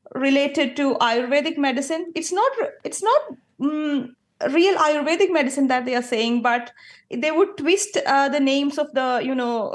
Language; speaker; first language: English; non-native, local second language; Malayalam